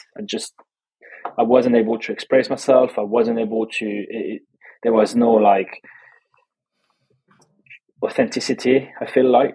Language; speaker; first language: English; non-native, fluent; French